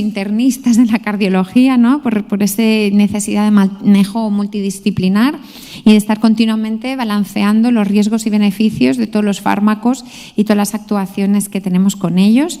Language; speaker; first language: Spanish; native; Spanish